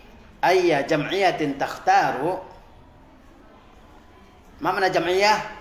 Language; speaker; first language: Arabic; non-native, fluent; Indonesian